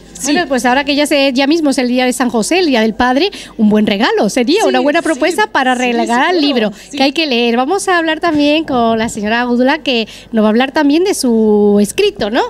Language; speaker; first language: Spanish; native; Spanish